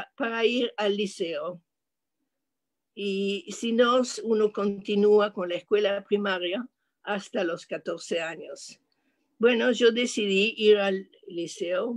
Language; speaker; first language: Spanish; non-native, fluent; French